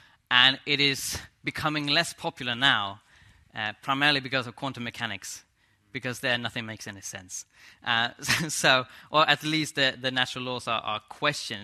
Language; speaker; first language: English; non-native, fluent; Swedish